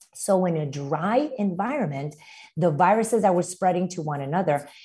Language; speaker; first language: English; early bilingual, other home language; Romanian